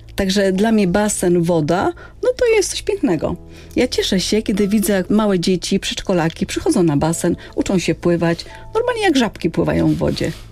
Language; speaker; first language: Polish; native; Polish